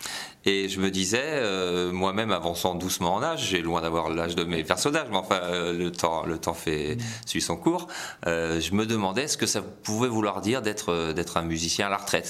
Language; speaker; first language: French; native; French